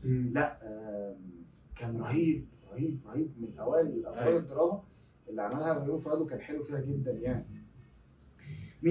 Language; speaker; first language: Arabic; native; Arabic